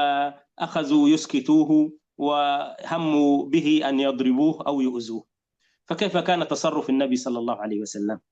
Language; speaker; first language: Arabic; native; Arabic